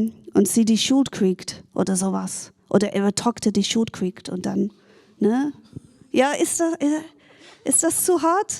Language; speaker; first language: German; non-native, fluent; English